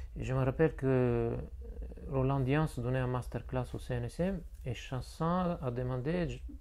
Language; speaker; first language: French; non-native, fluent; Bulgarian